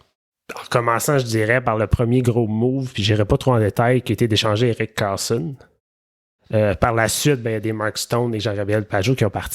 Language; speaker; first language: French; native; French